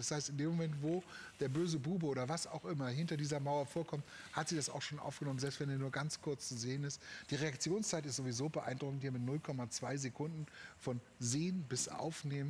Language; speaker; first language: German; native; German